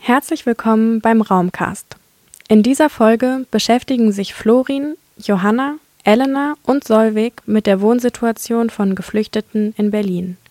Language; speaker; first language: German; native; German